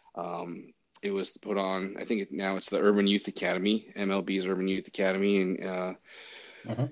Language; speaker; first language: English; native; English